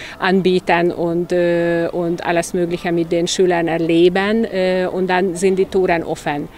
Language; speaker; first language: German; non-native, local second language; Hungarian